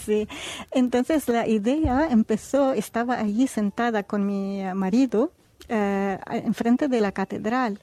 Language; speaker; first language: Spanish; non-native, fluent; Arabic